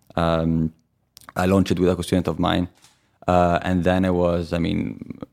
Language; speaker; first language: English; non-native, fluent; Italian